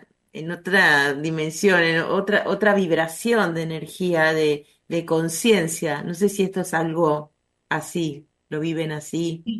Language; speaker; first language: Spanish; native; Spanish